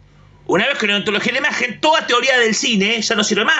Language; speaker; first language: Spanish; native; Spanish